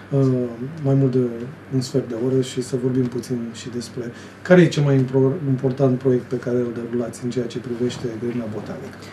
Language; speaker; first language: Romanian; native; Romanian